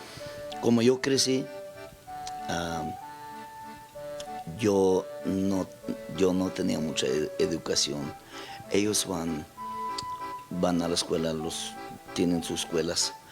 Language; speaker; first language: Spanish; non-native, local second language; Plautdietsch